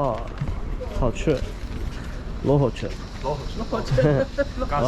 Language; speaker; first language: Chinese; non-native, learner; English